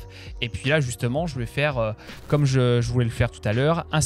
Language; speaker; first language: French; native; French